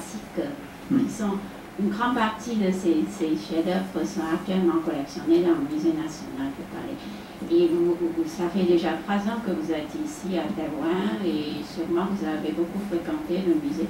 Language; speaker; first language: French; non-native, fluent; Chinese